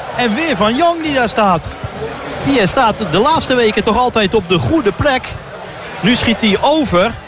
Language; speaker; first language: Dutch; native; Dutch